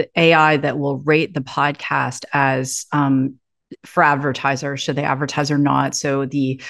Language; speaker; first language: English; native; English